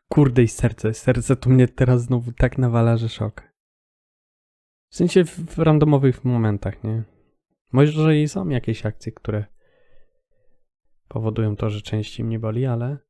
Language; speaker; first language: Polish; native; Polish